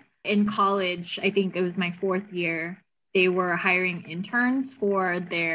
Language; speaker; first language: English; non-native, local second language; Filipino